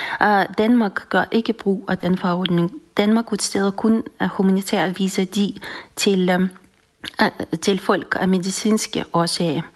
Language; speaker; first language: Danish; non-native, fluent; Russian